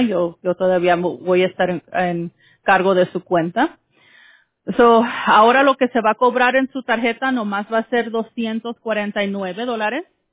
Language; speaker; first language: Spanish; early bilingual, heritage; Spanish